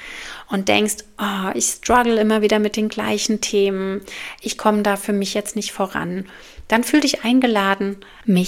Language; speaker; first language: German; native; German